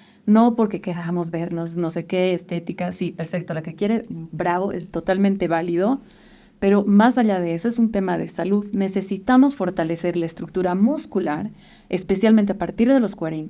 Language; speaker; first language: Spanish; native; Spanish